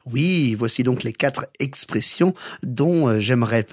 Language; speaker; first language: French; native; French